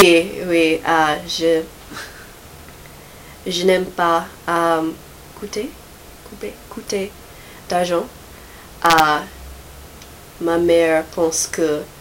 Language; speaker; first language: French; non-native, learner; English